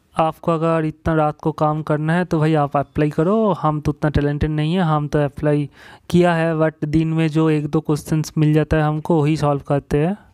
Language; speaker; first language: Hindi; non-native, local second language; Bangla